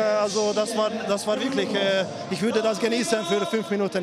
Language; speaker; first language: German; non-native, fluent; Hungarian